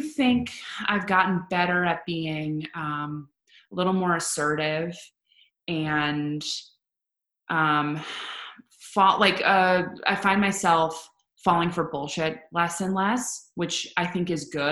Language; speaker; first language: English; native; English